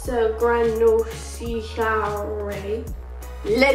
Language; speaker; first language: Italian; non-native, learner; English